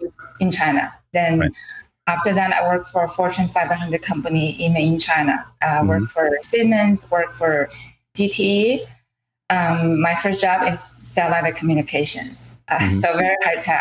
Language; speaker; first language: English; non-native, fluent; Chinese